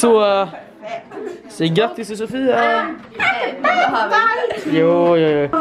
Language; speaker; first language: Swedish; native; Swedish